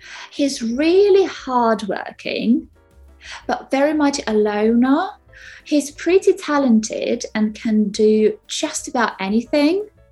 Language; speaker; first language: English; non-native, fluent; Ukrainian